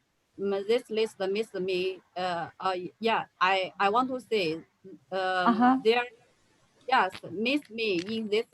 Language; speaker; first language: English; non-native, learner; Chinese